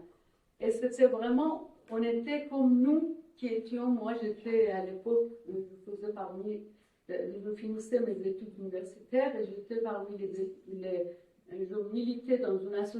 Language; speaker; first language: French; non-native, fluent; Persian